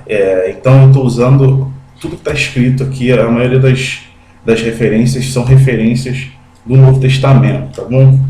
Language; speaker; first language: Portuguese; native; Portuguese